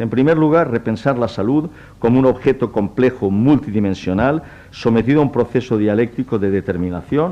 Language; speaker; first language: Spanish; native; Spanish